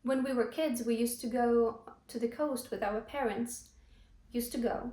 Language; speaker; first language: English; non-native, fluent; Ukrainian